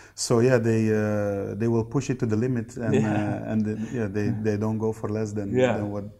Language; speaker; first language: English; non-native, fluent; Dutch